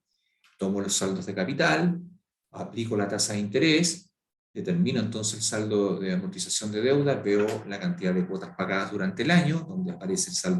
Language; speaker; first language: Spanish; native; Spanish